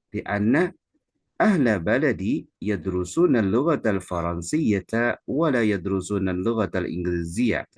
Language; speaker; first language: Arabic; non-native, fluent; Indonesian